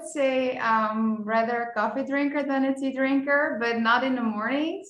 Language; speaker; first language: English; non-native, fluent; Dutch